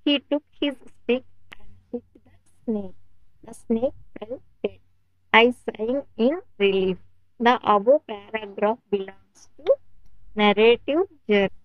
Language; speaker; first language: English; non-native, local second language; Telugu